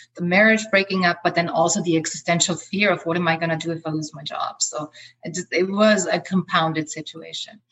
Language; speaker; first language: English; non-native, fluent; German